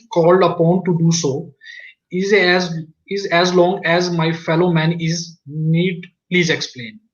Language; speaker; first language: English; non-native, local second language; Hindi